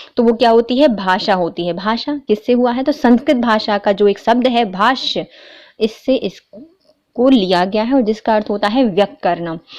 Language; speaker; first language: Hindi; native; Hindi